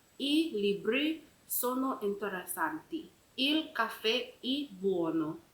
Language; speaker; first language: Italian; non-native, learner; English